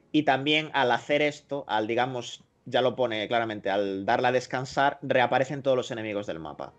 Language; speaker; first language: Spanish; native; Spanish